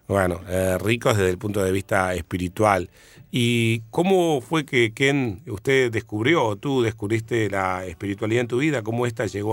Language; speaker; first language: Spanish; native; Spanish